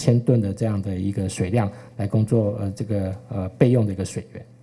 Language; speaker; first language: Chinese; native; Chinese